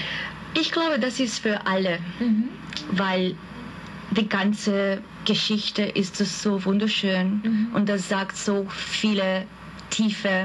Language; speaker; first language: German; non-native, fluent; Hungarian